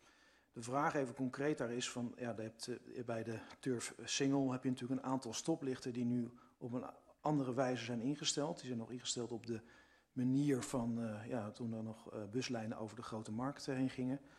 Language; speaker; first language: Dutch; native; Dutch